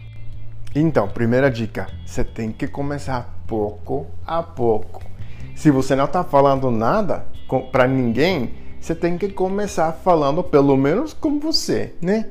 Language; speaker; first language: Portuguese; non-native, fluent; English